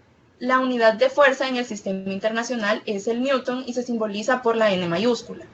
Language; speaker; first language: Spanish; native; Spanish